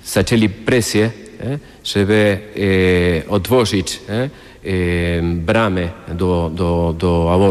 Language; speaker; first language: Polish; non-native, fluent; Spanish